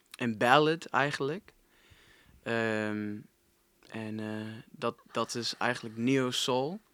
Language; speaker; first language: Dutch; non-native, fluent; English